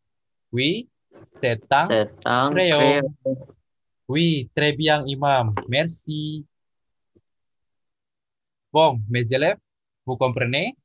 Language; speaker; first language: French; non-native, learner; Indonesian